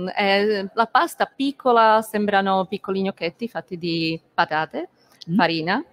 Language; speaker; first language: Italian; non-native, fluent; Slovak